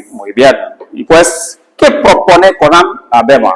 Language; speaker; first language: Spanish; non-native, fluent; Serer